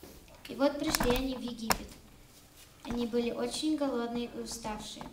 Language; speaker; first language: Russian; early bilingual, heritage; Russian